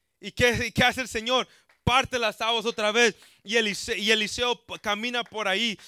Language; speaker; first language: Spanish; early bilingual, heritage; Spanish